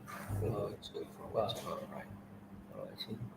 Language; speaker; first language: English; non-native, fluent; Indonesian